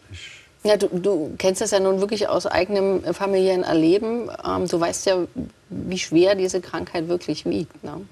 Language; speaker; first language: German; native; German